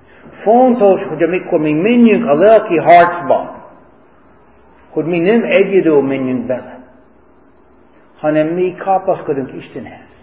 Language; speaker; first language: Hungarian; non-native, fluent; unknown